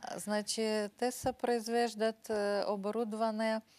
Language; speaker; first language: Bulgarian; non-native, learner; Ukrainian